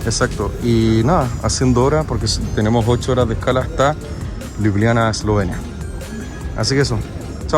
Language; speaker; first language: Spanish; native; Spanish